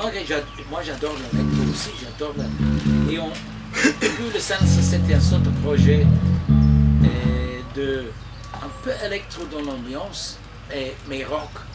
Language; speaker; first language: French; non-native, fluent; English